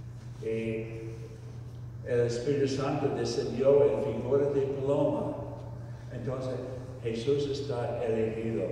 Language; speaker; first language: Spanish; non-native, fluent; English